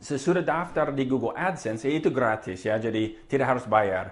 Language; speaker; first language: Indonesian; non-native, fluent; English